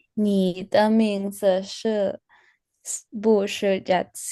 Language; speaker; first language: Chinese; non-native, learner; Spanish